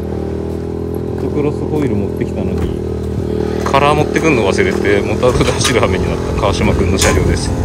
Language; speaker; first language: Japanese; native; Japanese